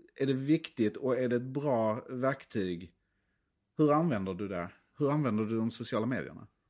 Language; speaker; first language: Swedish; native; Swedish